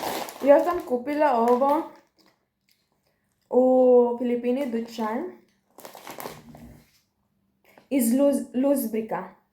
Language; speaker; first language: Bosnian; non-native, learner; Filipino